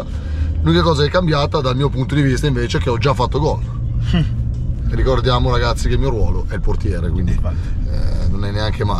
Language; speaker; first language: Italian; native; Italian